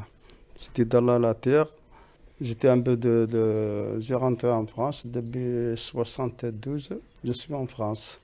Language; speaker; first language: French; non-native, learner; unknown